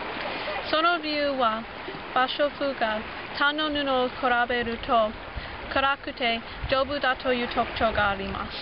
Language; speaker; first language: Japanese; non-native, learner; English